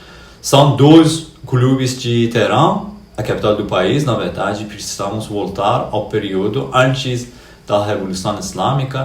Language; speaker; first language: Portuguese; non-native, fluent; Persian